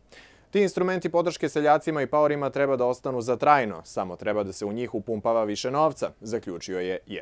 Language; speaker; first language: Serbian; native; Serbian